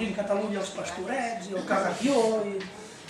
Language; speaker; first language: Spanish; native; Spanish